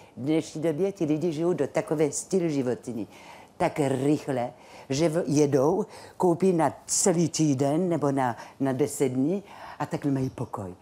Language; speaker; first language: Czech; non-native, fluent; French